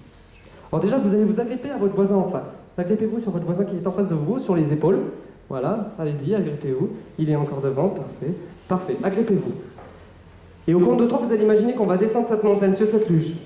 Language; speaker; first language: French; native; French